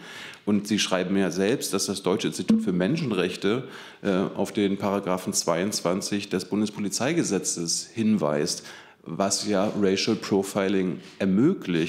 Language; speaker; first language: German; native; German